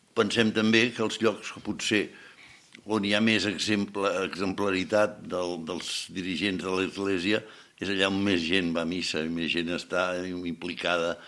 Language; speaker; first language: Catalan; native; Catalan